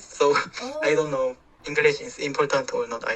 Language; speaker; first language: English; non-native, learner; Korean